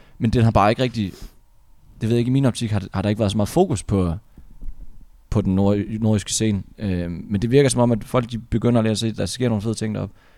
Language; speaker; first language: Danish; native; Danish